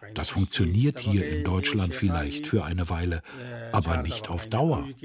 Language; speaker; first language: German; non-native, fluent; Kurdish